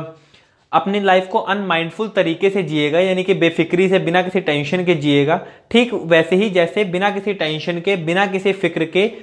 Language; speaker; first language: Hindi; native; Hindi